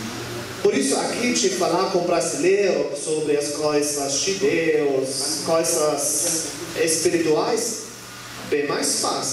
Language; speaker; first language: Portuguese; non-native, learner; German